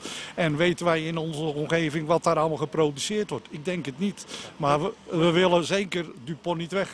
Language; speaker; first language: Dutch; native; Dutch